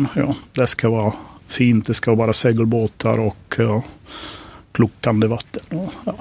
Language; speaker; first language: Swedish; non-native, fluent; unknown